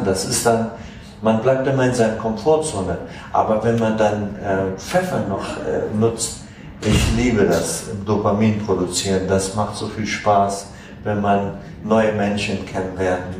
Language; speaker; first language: German; non-native, fluent; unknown